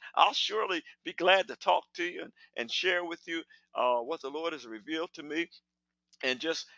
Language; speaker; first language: English; native; English